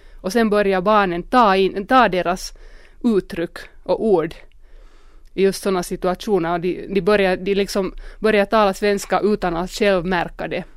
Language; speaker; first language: Swedish; non-native, local second language; Finnish